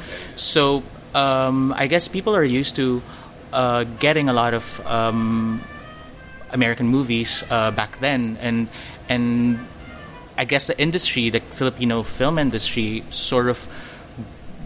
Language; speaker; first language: English; non-native, local second language; Filipino